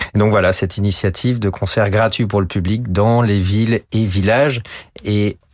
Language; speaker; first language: French; native; French